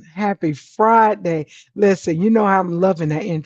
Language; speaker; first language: English; native; English